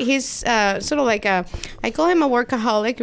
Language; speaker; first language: English; non-native, fluent; Spanish